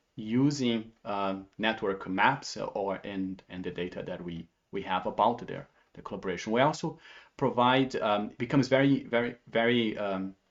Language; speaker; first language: English; non-native, fluent; Portuguese